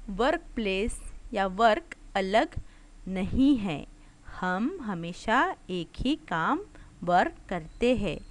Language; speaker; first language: Hindi; non-native, local second language; Marathi